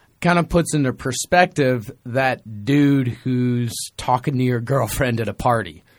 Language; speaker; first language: English; native; English